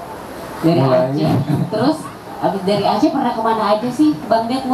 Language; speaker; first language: Indonesian; native; Indonesian